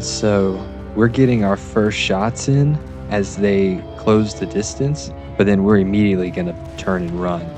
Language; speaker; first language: English; native; English